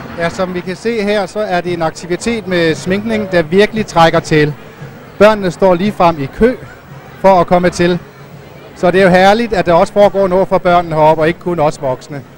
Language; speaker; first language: Danish; native; Danish